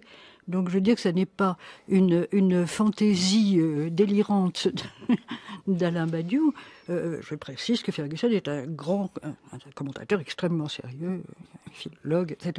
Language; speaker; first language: French; native; French